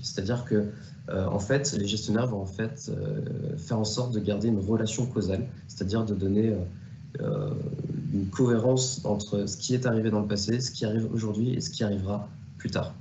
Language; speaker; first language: French; native; French